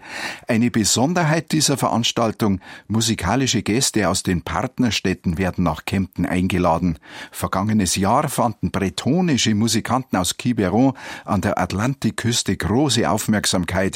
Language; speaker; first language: German; native; German